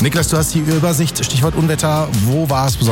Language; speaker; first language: German; native; German